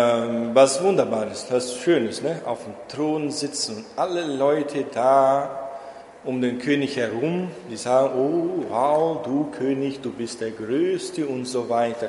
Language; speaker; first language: German; non-native, fluent; Portuguese